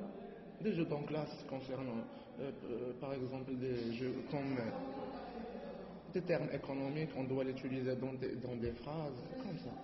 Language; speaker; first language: French; non-native, learner; Arabic